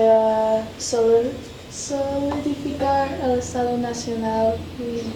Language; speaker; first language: Spanish; non-native, learner; English